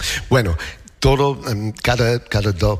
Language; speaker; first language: Spanish; non-native, fluent; English